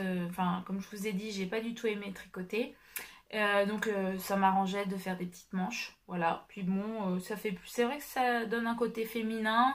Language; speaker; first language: French; native; French